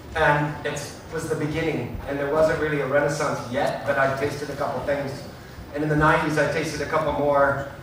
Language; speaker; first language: English; native; English